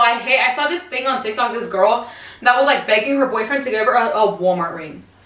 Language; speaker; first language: English; early bilingual, other home language; Spanish